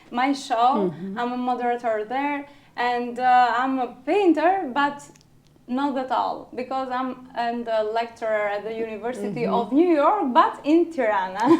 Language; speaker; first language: English; non-native, learner; Albanian